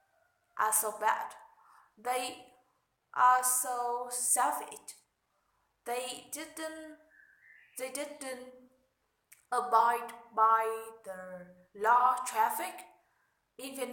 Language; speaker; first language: English; non-native, learner; Vietnamese